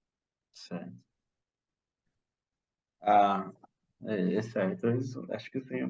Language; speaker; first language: Portuguese; non-native, fluent; Spanish